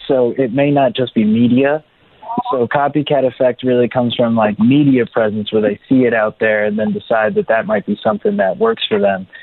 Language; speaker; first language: English; native; English